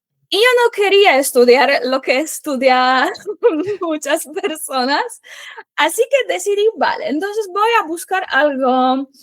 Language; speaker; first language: Spanish; non-native, fluent; Polish